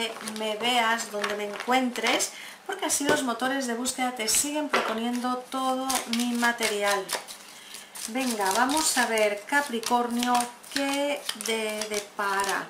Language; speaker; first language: Spanish; native; Spanish